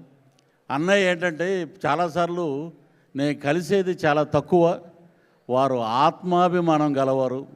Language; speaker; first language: Telugu; native; Telugu